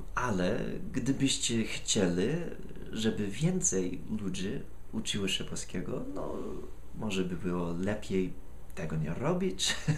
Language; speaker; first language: Polish; non-native, fluent; English